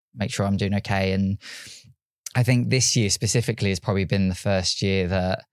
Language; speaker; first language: English; native; English